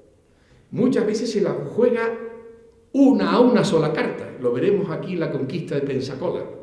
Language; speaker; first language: Spanish; native; Spanish